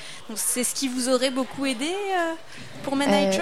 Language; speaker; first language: French; native; French